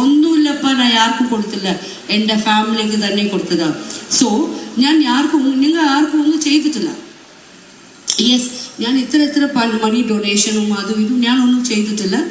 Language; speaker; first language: Malayalam; non-native, local second language; Tamil